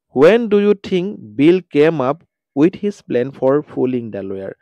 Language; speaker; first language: English; non-native, local second language; Assamese